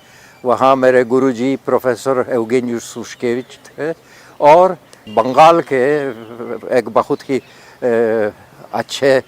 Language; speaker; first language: Hindi; non-native, fluent; Polish